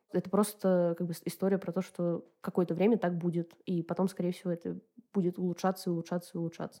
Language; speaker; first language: Russian; native; Russian